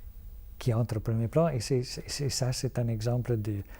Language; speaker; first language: French; non-native, fluent; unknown